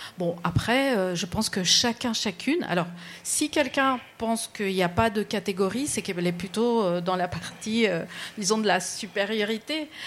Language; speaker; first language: French; non-native, fluent; Spanish